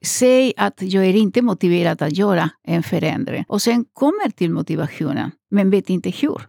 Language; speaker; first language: Swedish; non-native, fluent; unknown